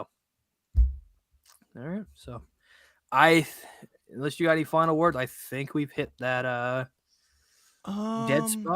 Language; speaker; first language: English; native; English